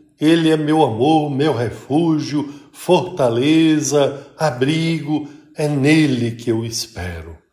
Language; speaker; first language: Portuguese; native; Portuguese